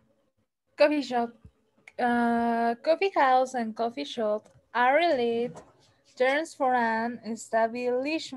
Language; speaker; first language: English; non-native, learner; Spanish